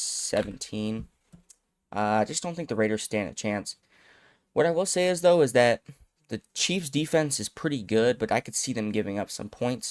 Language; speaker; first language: English; native; English